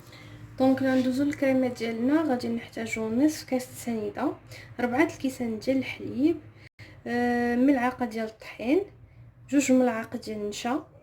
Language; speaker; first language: Arabic; native; Arabic